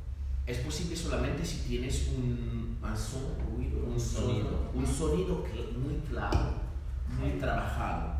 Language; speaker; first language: Spanish; non-native, learner; French